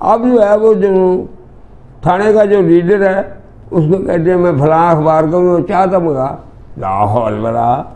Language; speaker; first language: Urdu; non-native, local second language; Punjabi